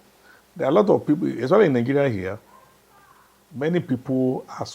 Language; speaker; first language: English; non-native, local second language; Yoruba